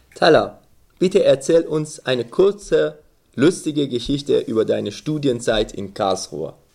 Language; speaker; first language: German; non-native, fluent; Persian